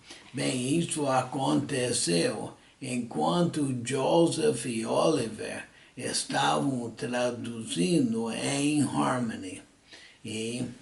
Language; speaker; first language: Portuguese; early bilingual, other home language; English